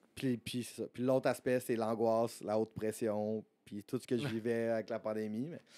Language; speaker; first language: French; native; French